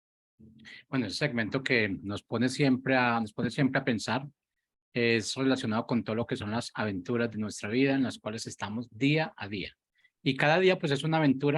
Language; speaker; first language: Spanish; native; Spanish